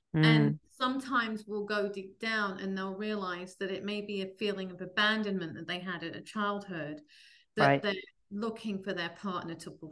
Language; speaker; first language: English; native; English